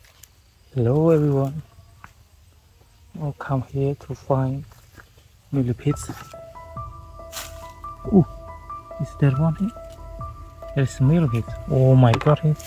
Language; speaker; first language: English; non-native, learner; Khmer